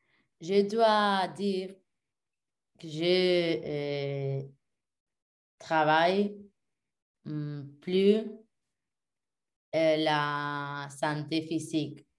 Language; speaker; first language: French; non-native, learner; Spanish